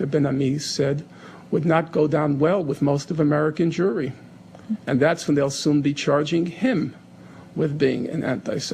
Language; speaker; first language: English; native; English